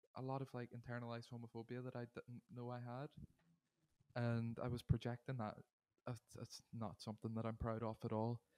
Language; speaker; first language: English; native; English